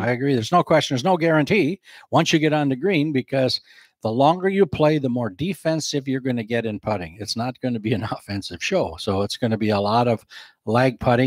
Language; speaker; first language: English; native; English